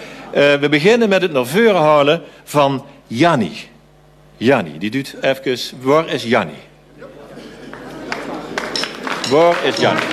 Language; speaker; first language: Dutch; native; Dutch